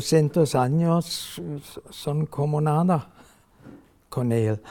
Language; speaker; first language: Spanish; non-native, fluent; German